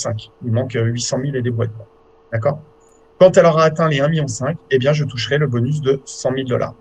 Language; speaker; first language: French; native; French